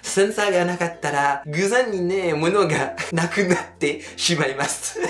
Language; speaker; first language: Japanese; non-native, fluent; French